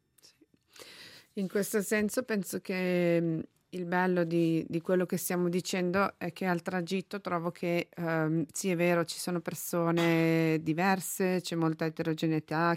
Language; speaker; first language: Italian; native; Italian